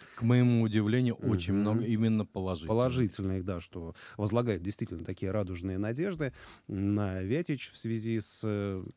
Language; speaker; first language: Russian; native; Russian